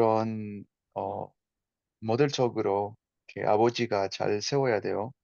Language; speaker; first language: Korean; non-native, fluent; Spanish